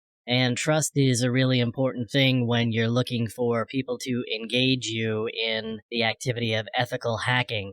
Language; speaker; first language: English; native; English